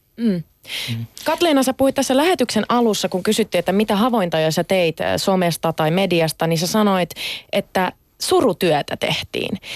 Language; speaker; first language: Finnish; early bilingual, other home language; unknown